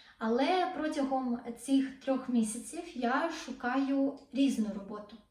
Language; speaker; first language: Ukrainian; non-native, local second language; Russian